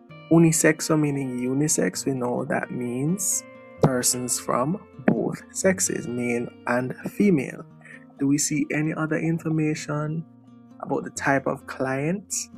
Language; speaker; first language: English; native; English